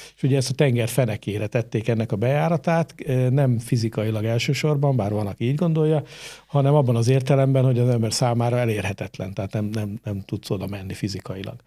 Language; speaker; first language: Hungarian; native; Hungarian